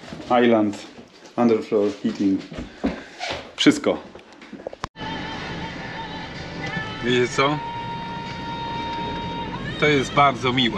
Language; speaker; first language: Polish; native; Polish